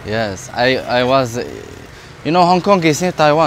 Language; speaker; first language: English; non-native, learner; Arabic